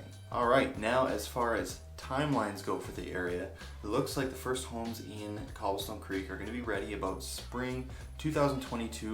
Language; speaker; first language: English; native; English